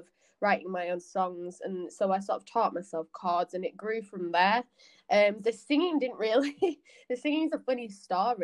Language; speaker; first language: English; native; English